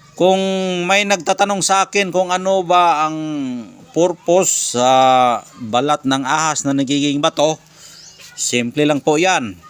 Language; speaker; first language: Filipino; non-native, local second language; Cebuano